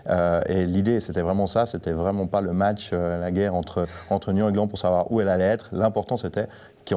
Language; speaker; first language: French; native; French